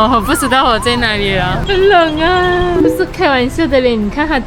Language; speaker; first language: Chinese; native; Chinese